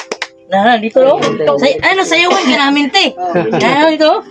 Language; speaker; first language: Filipino; non-native, local second language; Cebuano